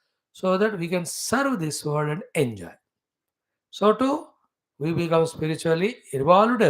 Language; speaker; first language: English; non-native, local second language; Hindi